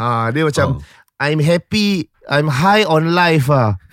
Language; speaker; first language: English; non-native, local second language; Malay